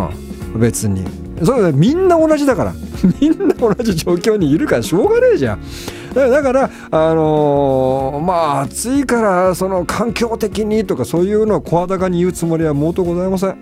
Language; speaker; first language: Japanese; native; Japanese